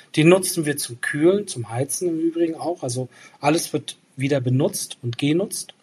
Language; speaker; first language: German; native; German